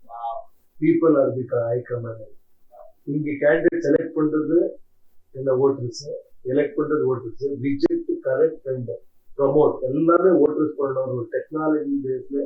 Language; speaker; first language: Tamil; non-native, learner; Kannada